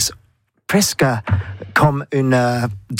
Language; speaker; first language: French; non-native, learner; English